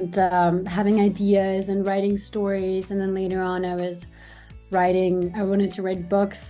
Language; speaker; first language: English; non-native, fluent; German